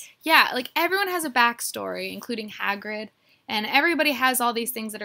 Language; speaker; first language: English; native; English